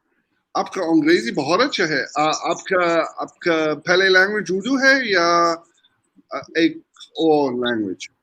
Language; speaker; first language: Hindi; non-native, learner; English